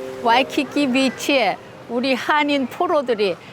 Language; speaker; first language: Korean; native; Korean